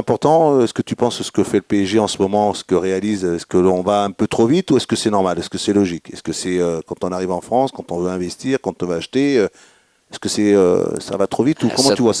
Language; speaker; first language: French; native; French